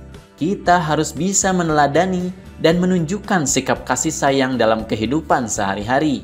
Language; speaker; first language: Indonesian; native; Indonesian